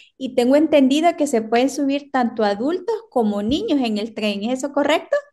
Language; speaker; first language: Spanish; native; Spanish